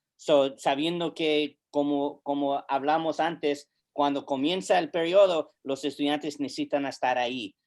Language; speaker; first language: Spanish; early bilingual, heritage; English